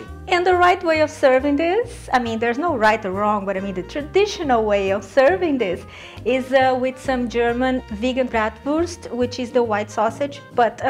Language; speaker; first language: English; non-native, fluent; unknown